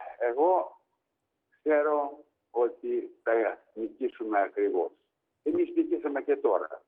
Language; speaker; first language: Greek; non-native, learner; Ukrainian